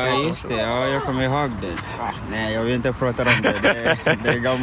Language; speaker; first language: Swedish; non-native, fluent; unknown